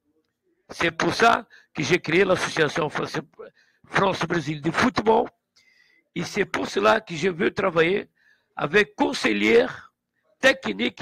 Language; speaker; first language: French; non-native, learner; Portuguese